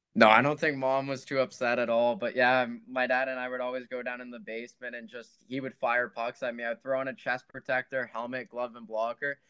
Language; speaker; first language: English; native; English